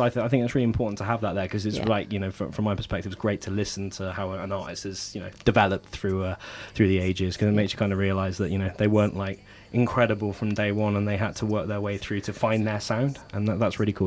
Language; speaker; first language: English; native; English